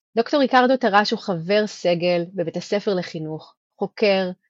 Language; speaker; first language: Hebrew; non-native, fluent; Spanish